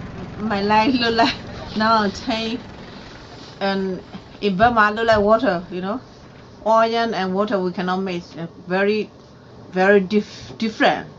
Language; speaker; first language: English; non-native, learner; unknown